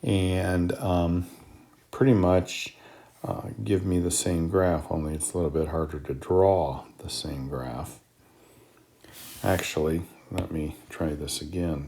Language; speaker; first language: English; native; English